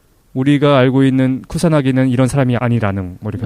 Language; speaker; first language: Korean; native; Korean